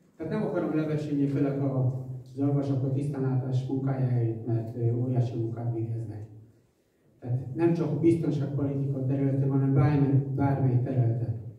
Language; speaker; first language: Hungarian; non-native, fluent; Polish